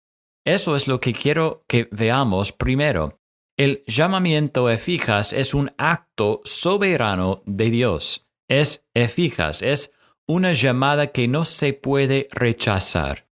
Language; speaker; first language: Spanish; non-native, fluent; English